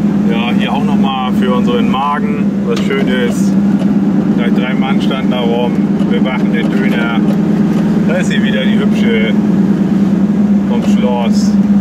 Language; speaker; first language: German; native; German